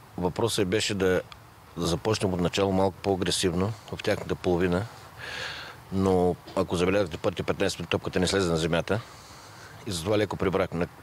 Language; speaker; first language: Bulgarian; native; Bulgarian